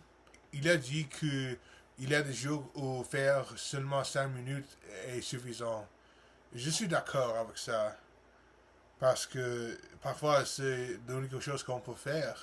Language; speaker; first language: French; non-native, learner; English